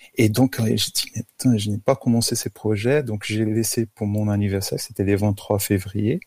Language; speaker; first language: French; non-native, fluent; Portuguese